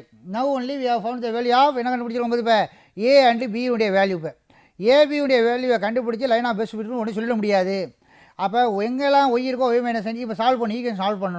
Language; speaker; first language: Tamil; native; Tamil